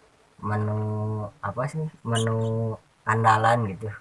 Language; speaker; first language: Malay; non-native, local second language; Sundanese